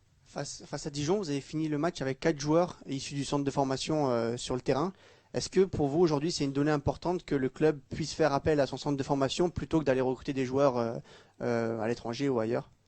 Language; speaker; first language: French; native; French